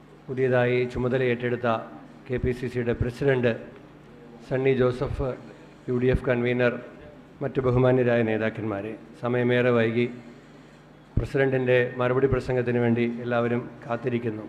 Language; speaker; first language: Malayalam; native; Malayalam